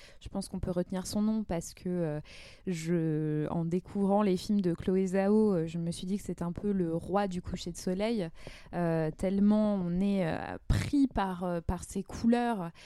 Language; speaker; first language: French; native; French